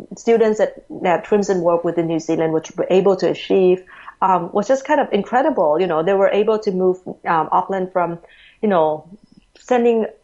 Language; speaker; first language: English; non-native, fluent; Thai